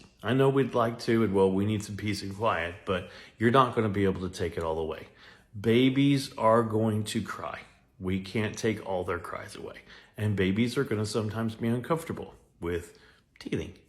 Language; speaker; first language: English; native; English